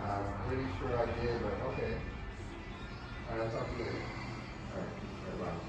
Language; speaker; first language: English; native; English